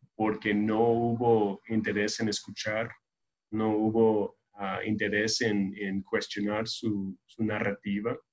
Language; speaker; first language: Spanish; non-native, fluent; English